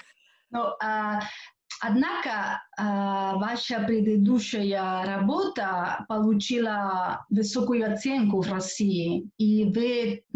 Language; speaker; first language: Russian; non-native, fluent; Catalan